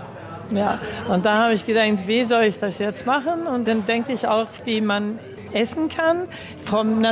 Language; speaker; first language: German; early bilingual, heritage; Swedish